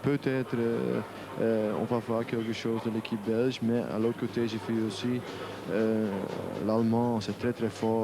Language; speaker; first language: French; non-native, local second language; Dutch